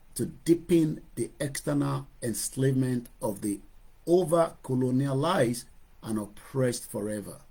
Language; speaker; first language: English; non-native, local second language; Yoruba